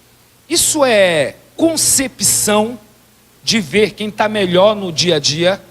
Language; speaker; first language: Portuguese; native; Portuguese